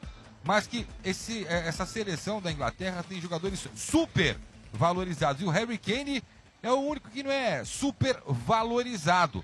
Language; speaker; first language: Portuguese; native; Portuguese